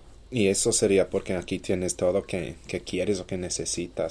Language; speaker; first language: Spanish; non-native, fluent; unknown